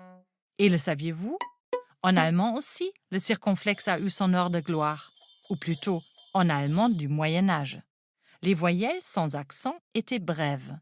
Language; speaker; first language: French; non-native, fluent; German